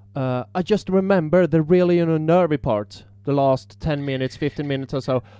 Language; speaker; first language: English; non-native, fluent; Swedish